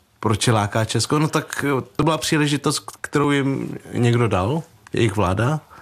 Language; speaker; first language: Czech; early bilingual, other home language; Vietnamese